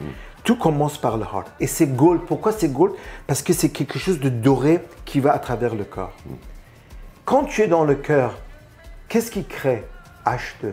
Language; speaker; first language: French; non-native, fluent; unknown